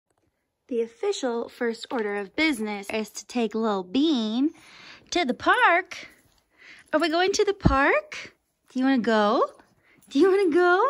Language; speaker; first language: English; native; English